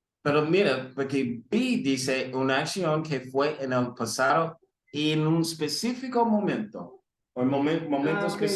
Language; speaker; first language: Spanish; early bilingual, heritage; Spanish